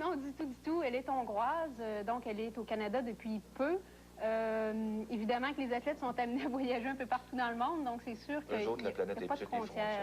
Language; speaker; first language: French; native; French